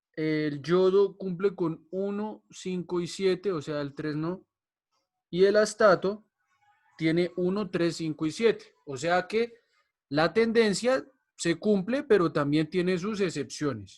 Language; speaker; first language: Spanish; native; Spanish